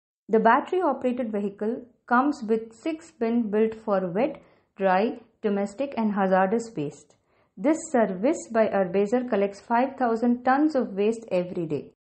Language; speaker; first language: English; non-native, local second language; Tamil